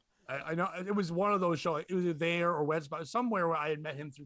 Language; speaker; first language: English; native; English